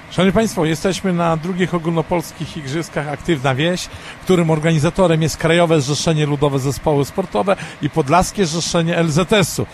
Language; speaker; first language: Polish; native; Polish